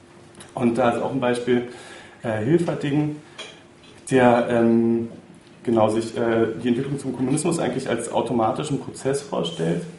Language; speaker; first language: German; native; German